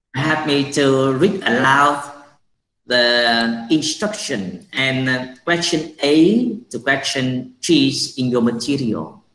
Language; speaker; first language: English; non-native, fluent; Vietnamese